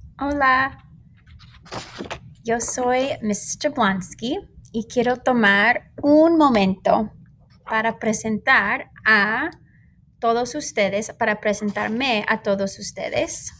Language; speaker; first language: Spanish; non-native, fluent; English